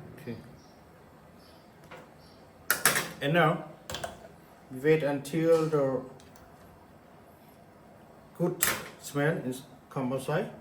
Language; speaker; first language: English; non-native, learner; Khmer